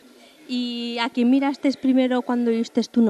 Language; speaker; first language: Spanish; native; Spanish